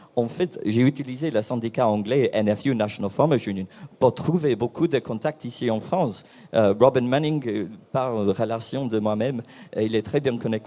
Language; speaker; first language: French; non-native, fluent; English